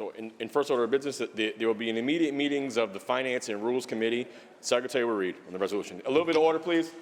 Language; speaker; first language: English; native; English